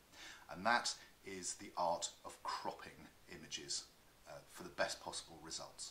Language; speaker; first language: English; native; English